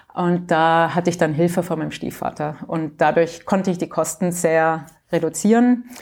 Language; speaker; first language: German; early bilingual, heritage; English